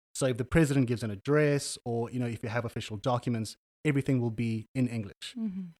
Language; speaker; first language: English; native; English